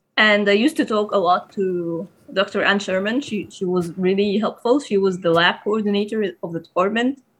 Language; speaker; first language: English; non-native, fluent; Arabic